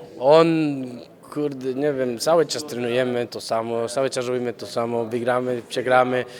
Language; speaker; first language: Polish; non-native, fluent; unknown